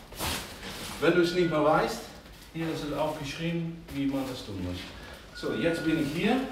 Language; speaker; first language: German; non-native, fluent; Dutch